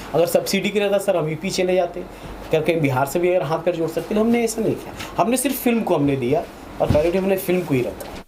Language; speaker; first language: Hindi; native; Hindi